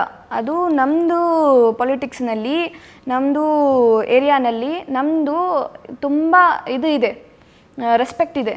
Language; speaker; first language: Kannada; non-native, local second language; Urdu